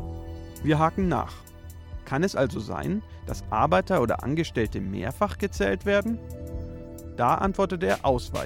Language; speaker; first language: German; native; German